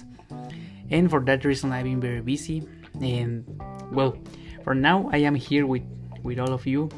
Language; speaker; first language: English; non-native, learner; Spanish